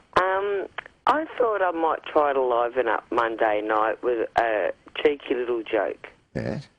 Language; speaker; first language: English; non-native, fluent; Finnish